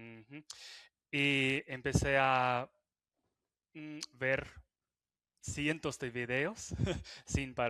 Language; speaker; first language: Spanish; non-native, fluent; English